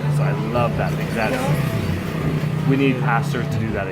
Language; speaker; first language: English; native; English